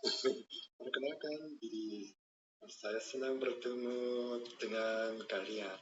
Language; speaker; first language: Indonesian; non-native, learner; Korean